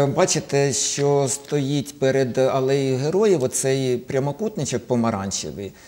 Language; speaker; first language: Ukrainian; native; Ukrainian